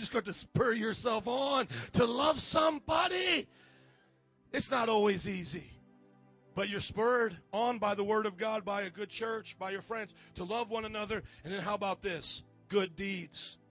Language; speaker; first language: English; native; English